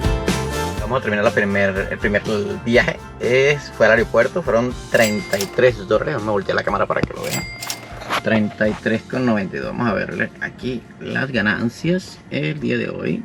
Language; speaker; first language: Spanish; native; Spanish